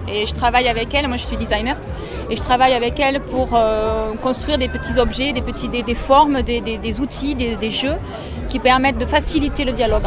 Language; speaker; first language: French; native; French